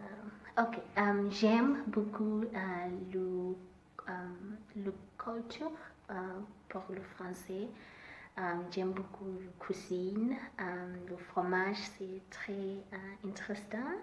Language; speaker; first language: French; non-native, learner; Southern Sotho